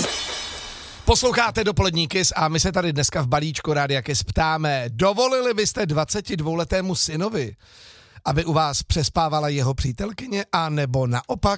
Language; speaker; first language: Czech; native; Czech